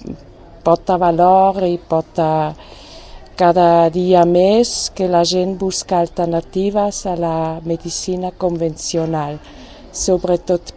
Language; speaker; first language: Catalan; non-native, fluent; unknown